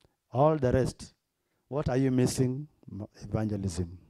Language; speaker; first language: English; non-native, local second language; Swahili